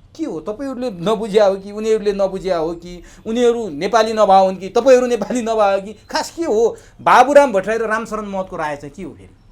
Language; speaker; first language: Nepali; native; Nepali